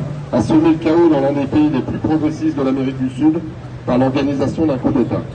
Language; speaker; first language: French; native; French